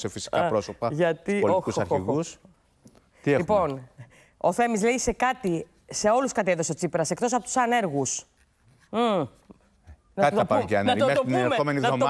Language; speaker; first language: Greek; native; Greek